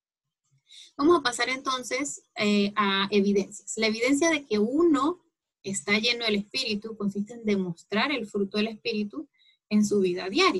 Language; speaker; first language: Spanish; native; Spanish